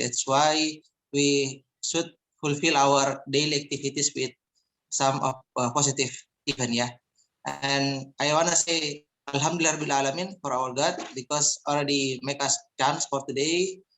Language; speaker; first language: English; non-native, fluent; Indonesian